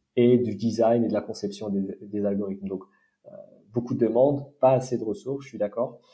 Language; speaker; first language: French; non-native, local second language; Arabic